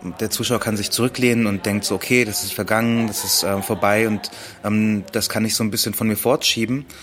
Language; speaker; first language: German; early bilingual, other home language; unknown